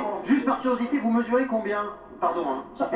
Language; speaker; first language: French; native; French